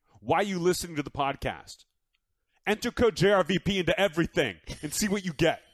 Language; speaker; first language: English; native; English